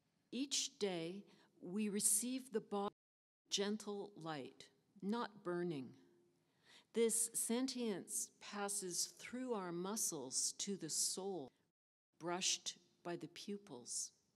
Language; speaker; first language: English; native; English